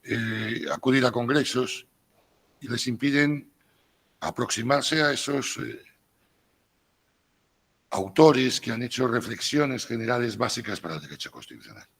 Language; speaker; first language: Spanish; native; Spanish